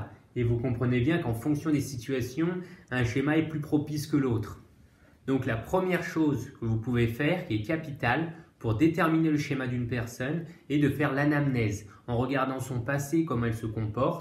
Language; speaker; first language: French; native; French